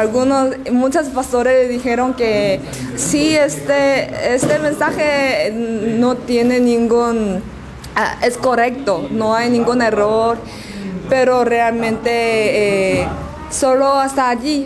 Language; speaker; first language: Spanish; non-native, learner; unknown